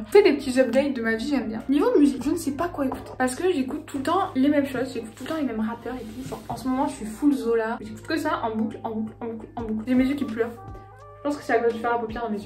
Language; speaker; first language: French; native; French